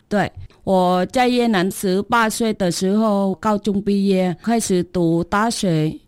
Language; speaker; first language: Chinese; non-native, learner; Vietnamese